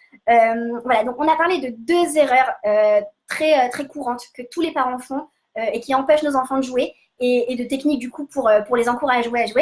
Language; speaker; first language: French; native; French